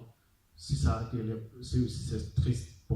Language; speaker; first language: French; non-native, learner; Arabic